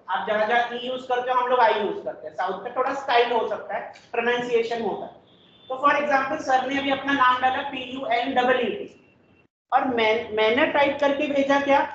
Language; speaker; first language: Hindi; non-native, local second language; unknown